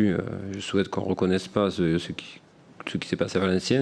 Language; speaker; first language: French; native; French